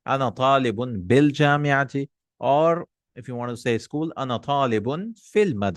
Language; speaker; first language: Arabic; non-native, fluent; Urdu